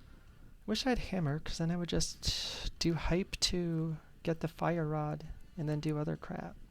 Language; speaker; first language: English; native; English